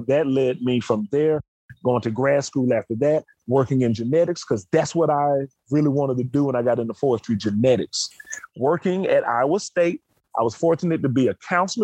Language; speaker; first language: English; native; English